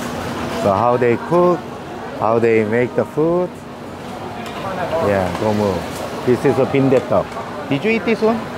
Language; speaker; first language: English; non-native, learner; Korean